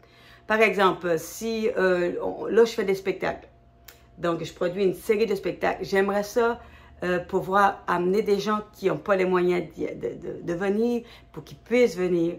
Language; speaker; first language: French; native; French